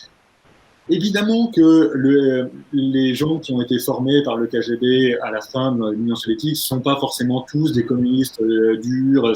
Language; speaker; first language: French; native; French